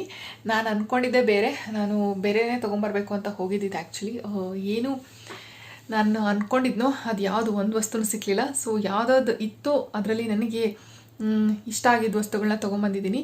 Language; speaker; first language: Kannada; native; Kannada